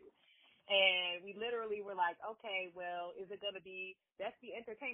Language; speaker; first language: English; native; English